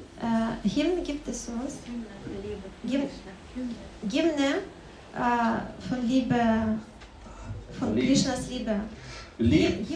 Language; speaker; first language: German; non-native, fluent; Russian